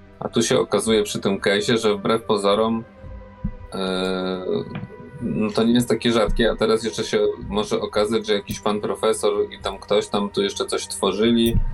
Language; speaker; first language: Polish; native; Polish